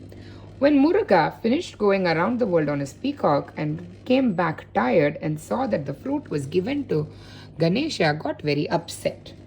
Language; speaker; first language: English; non-native, local second language; Tamil